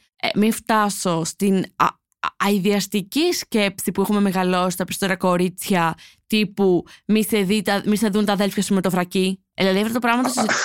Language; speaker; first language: Greek; native; Greek